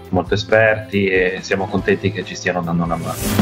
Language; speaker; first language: Italian; native; Italian